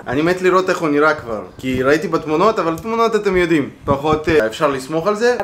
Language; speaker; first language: Hebrew; early bilingual, other home language; Russian